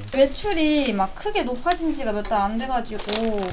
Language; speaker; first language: Korean; native; Korean